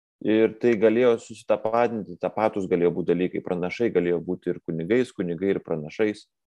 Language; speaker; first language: Lithuanian; native; Lithuanian